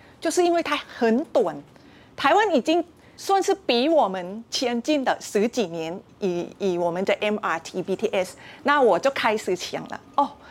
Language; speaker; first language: Chinese; non-native, fluent; Thai